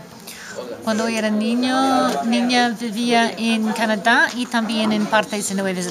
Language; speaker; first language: Spanish; non-native, fluent; English